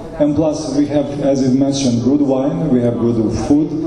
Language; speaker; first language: English; non-native, fluent; Romanian